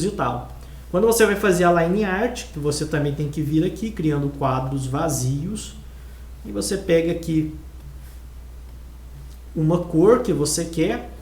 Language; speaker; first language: Portuguese; native; Portuguese